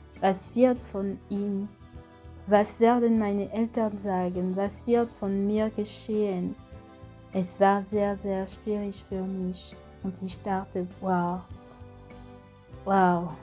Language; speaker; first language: German; non-native, fluent; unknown